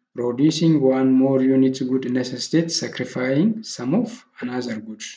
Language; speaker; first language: English; non-native, local second language; Amharic